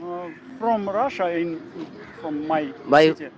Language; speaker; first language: English; non-native, learner; Russian